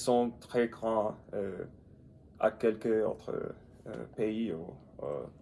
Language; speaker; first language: French; non-native, learner; English